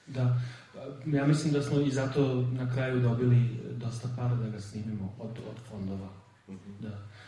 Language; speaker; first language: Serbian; early bilingual, heritage; Serbian